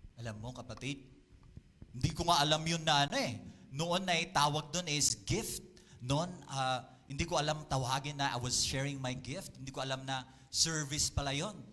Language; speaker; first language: Filipino; non-native, local second language; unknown